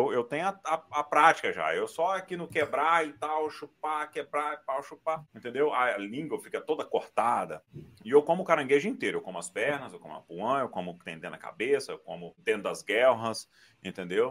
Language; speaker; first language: Portuguese; native; Portuguese